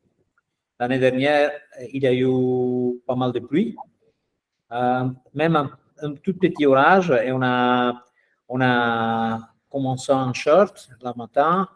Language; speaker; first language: French; non-native, fluent; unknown